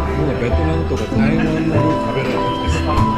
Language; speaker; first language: Japanese; non-native, learner; Korean